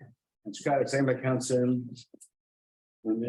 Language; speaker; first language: English; native; English